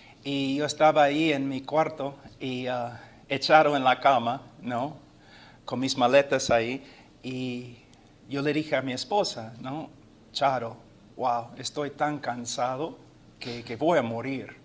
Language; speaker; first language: Spanish; non-native, fluent; English